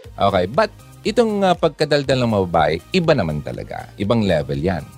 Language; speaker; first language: Filipino; non-native, local second language; Bikol